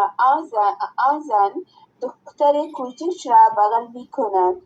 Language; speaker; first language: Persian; non-native, learner; Urdu